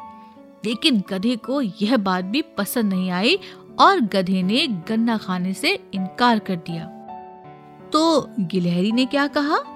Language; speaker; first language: Hindi; native; Hindi